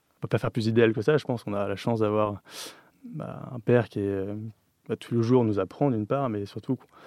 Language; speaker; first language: French; native; French